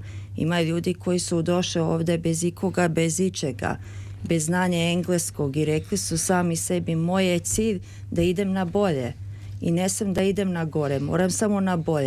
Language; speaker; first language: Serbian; early bilingual, heritage; Serbian